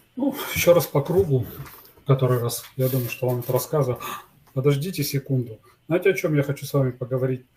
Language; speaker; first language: Russian; native; Russian